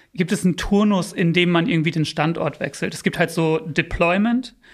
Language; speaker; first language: German; early bilingual, other home language; English